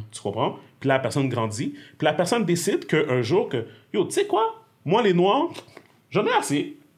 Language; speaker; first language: French; native; French